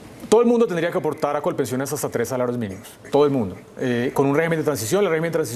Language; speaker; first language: Spanish; native; Spanish